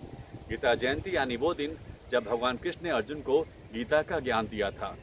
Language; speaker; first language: Hindi; native; Hindi